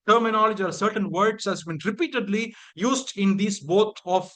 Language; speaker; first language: English; non-native, local second language; Tamil